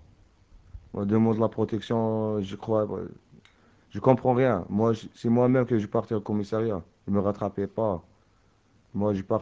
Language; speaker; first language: French; non-native, learner; Arabic